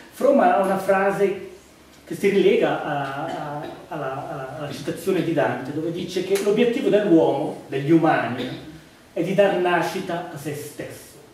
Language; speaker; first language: Italian; native; Italian